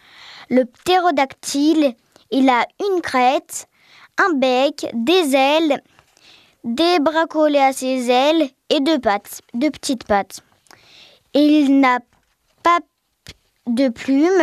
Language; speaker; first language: French; native; French